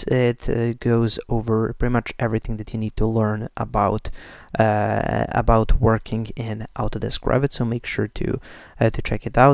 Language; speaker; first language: English; non-native, fluent; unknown